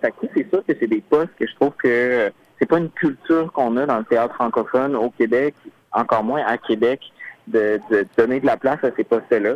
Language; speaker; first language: French; native; French